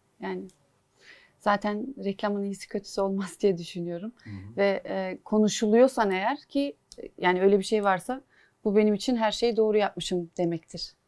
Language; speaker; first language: Turkish; early bilingual, heritage; Turkish